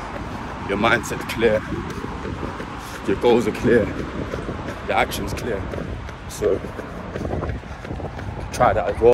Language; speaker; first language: English; native; English